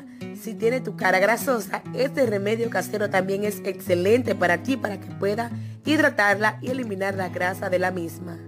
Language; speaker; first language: Spanish; native; Spanish